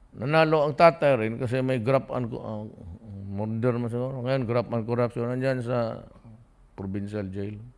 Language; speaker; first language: Filipino; non-native, local second language; Cebuano